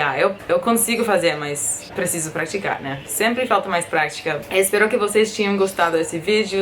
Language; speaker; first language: Portuguese; non-native, fluent; English